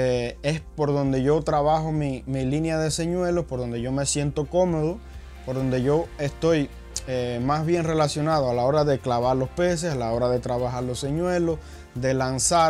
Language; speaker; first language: Spanish; native; Spanish